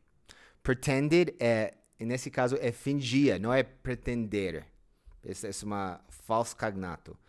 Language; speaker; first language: Portuguese; non-native, fluent; English